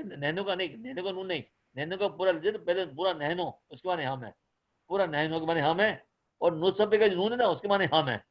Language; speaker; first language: Urdu; native; Urdu